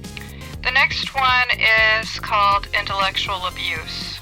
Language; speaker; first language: English; native; English